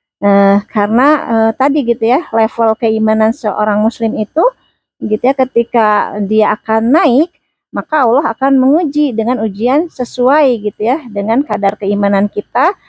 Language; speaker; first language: Indonesian; native; Indonesian